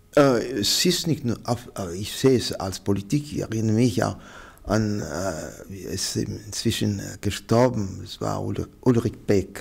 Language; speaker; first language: German; non-native, fluent; Arabic